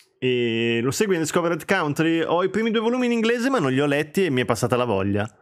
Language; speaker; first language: Italian; native; Italian